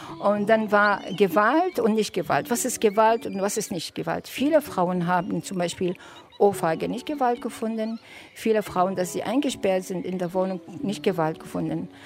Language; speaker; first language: German; non-native, fluent; Arabic